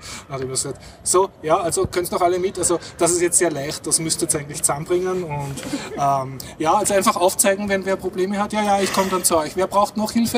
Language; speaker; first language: German; native; German